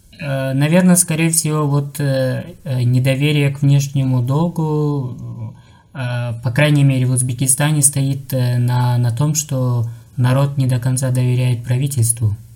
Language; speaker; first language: Russian; non-native, local second language; Uzbek